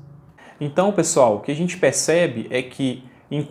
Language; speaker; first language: Portuguese; native; Portuguese